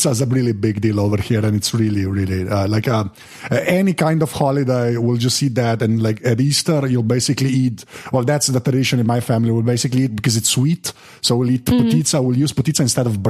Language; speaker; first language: English; non-native, fluent; Slovenian